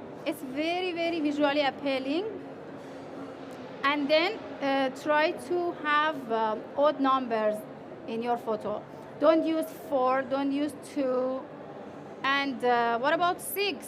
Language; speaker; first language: English; non-native, fluent; Persian